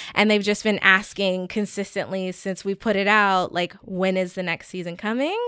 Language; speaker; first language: English; native; English